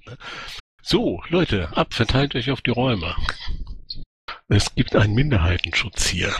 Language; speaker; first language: German; native; German